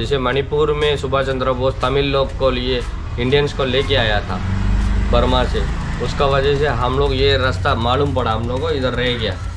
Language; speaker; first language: Hindi; non-native, local second language; Tamil